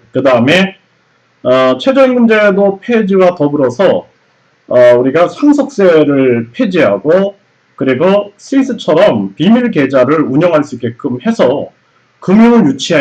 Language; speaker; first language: Korean; native; Korean